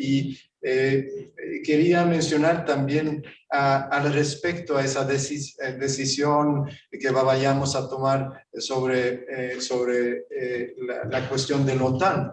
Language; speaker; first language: Spanish; non-native, fluent; Swedish